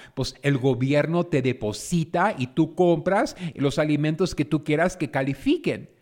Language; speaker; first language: Spanish; early bilingual, heritage; Spanish